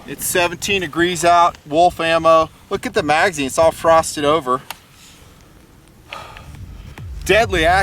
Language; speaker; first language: English; native; English